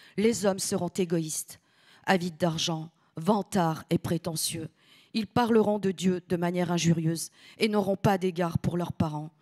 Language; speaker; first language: French; early bilingual, other home language; Italian